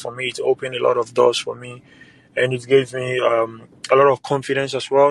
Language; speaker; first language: English; non-native, local second language; Ga